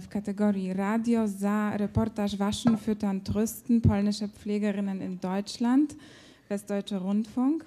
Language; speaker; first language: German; non-native, fluent; Polish